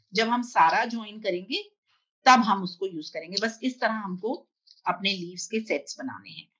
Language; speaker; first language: Hindi; native; Hindi